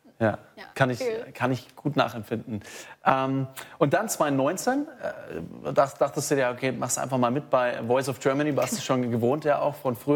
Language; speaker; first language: German; native; German